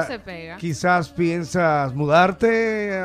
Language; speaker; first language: Spanish; native; Spanish